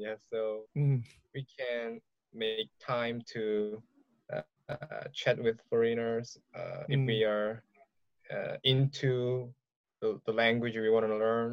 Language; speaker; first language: English; non-native, learner; Korean